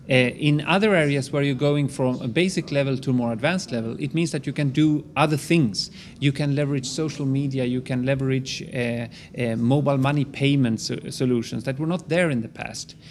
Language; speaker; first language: English; non-native, fluent; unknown